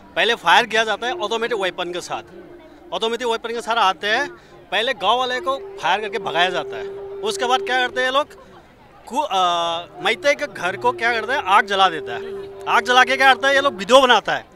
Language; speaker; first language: Hindi; non-native, local second language; Manipuri